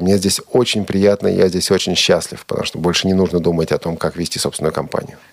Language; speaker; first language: Russian; native; Russian